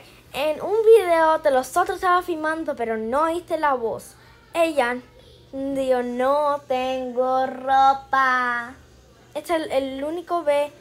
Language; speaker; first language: Spanish; early bilingual, heritage; Spanish